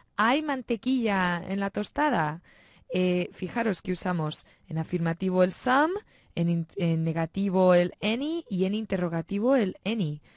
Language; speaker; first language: Spanish; native; Spanish